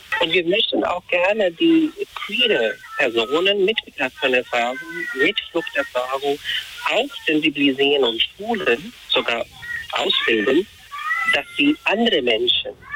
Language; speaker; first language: German; non-native, fluent; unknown